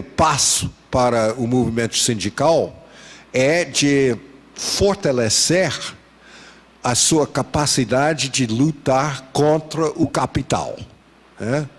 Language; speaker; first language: Portuguese; non-native, fluent; English